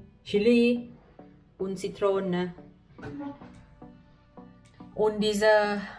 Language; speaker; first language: German; non-native, learner; Thai